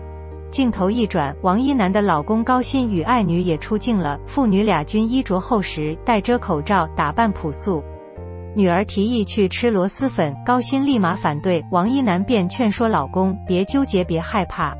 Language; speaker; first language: Chinese; native; Chinese